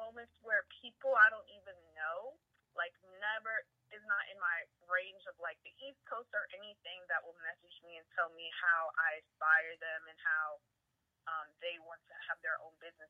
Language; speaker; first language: English; native; English